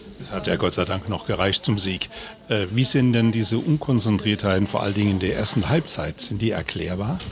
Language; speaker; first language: German; native; German